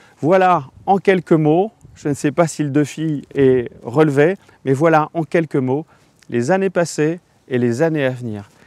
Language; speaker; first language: French; native; French